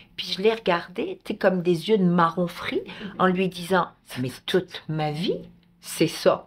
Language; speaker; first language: French; native; French